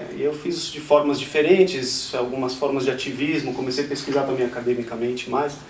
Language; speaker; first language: Portuguese; non-native, fluent; Hebrew